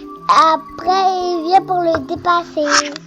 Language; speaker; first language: French; native; French